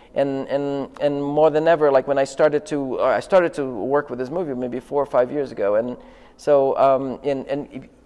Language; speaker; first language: English; non-native, fluent; Portuguese